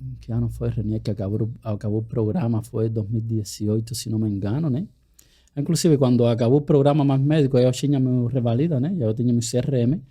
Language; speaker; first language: Portuguese; non-native, fluent; Spanish